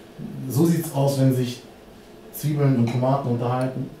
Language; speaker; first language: German; early bilingual, other home language; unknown